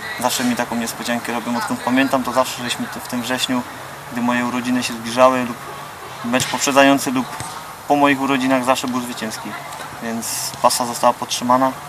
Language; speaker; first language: Polish; native; Polish